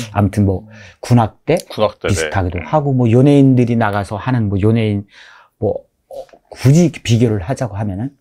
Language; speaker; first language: Korean; native; Korean